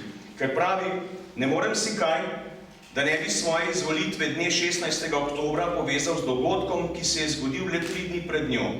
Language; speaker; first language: Slovenian; native; Slovenian